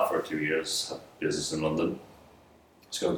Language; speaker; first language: English; native; English